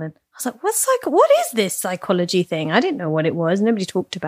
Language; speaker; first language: English; native; English